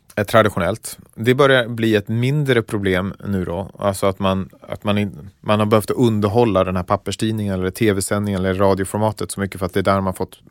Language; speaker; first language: Swedish; native; Swedish